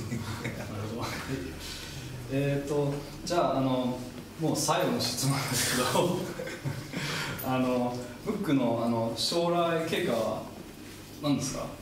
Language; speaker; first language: Japanese; non-native, fluent; German